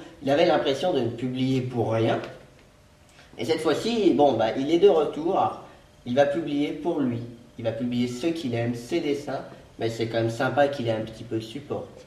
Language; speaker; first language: French; native; French